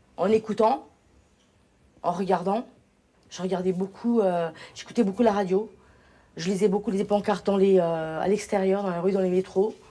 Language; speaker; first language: French; early bilingual, other home language; Portuguese